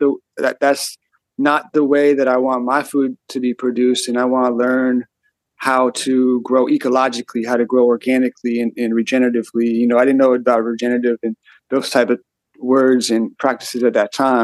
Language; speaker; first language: English; native; English